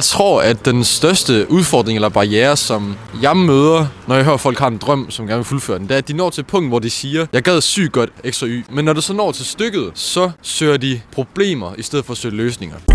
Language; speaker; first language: Danish; native; Danish